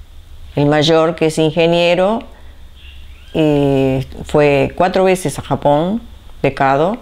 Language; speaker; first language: Spanish; early bilingual, other home language; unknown